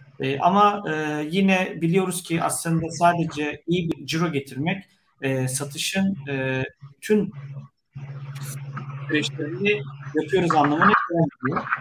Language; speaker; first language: Turkish; native; Turkish